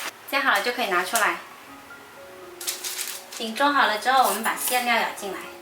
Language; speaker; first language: Chinese; native; Chinese